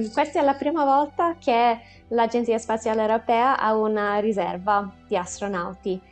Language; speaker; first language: Italian; non-native, fluent; English